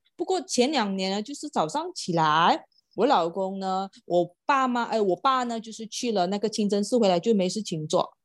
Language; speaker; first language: Chinese; non-native, local second language; Malay